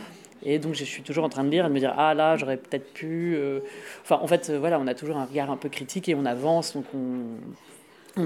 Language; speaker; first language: French; native; French